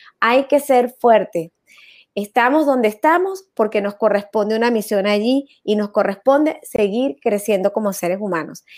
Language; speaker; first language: Spanish; native; Spanish